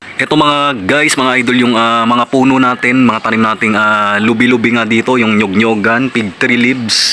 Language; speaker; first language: Filipino; non-native, local second language; Bikol